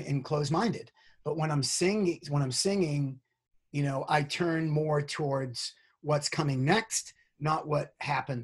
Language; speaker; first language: English; native; English